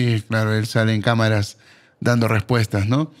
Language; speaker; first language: Spanish; native; Spanish